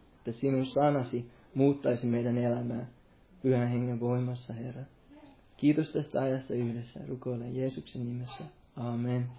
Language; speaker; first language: Finnish; non-native, local second language; Swedish